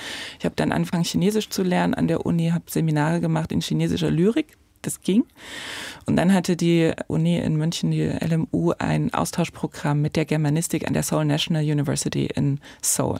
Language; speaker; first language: German; native; German